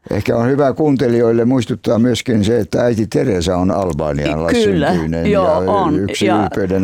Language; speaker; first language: Finnish; native; Finnish